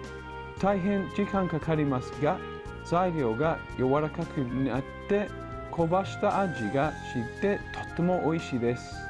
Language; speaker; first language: Japanese; non-native, fluent; English